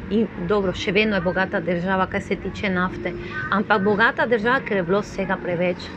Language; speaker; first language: Slovenian; non-native, fluent; Spanish